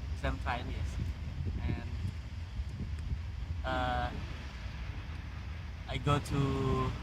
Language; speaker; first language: English; non-native, learner; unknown